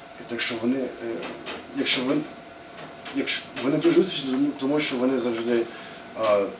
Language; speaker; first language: Ukrainian; early bilingual, heritage; English